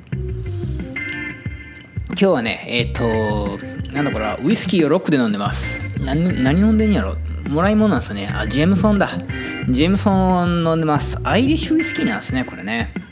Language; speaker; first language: Japanese; native; Japanese